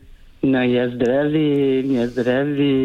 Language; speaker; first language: Czech; non-native, fluent; French